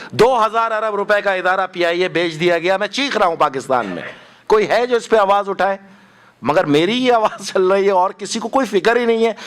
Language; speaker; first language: Urdu; native; Urdu